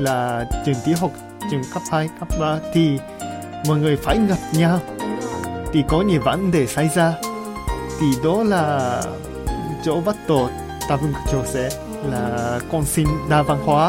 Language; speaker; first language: Vietnamese; non-native, learner; Japanese